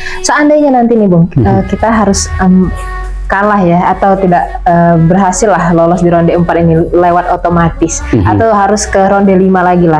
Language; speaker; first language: Indonesian; native; Indonesian